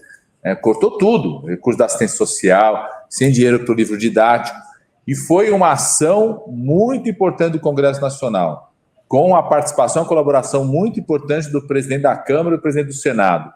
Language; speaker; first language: Portuguese; native; Portuguese